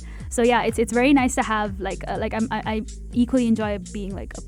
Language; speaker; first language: English; non-native, local second language; Tamil